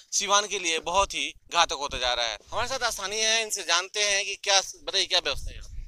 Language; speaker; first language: Hindi; native; Hindi